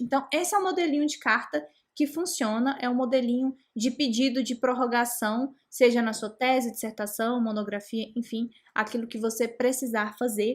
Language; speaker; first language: Portuguese; native; Portuguese